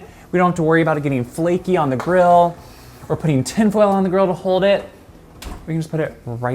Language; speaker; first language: English; native; English